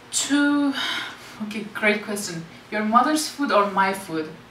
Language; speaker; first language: English; non-native, fluent; Turkish